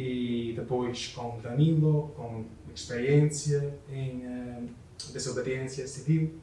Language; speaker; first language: Portuguese; non-native, learner; English